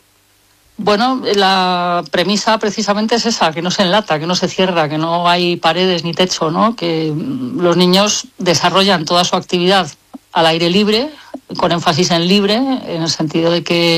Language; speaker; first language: Spanish; native; Spanish